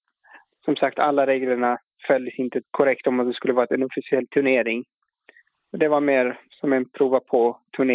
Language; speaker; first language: Swedish; non-native, fluent; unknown